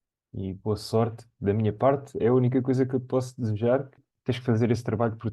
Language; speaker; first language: Portuguese; native; Portuguese